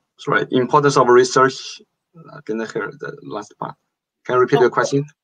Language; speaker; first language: English; non-native, fluent; Chinese